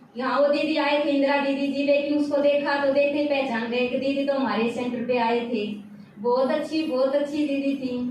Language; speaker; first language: Hindi; native; Hindi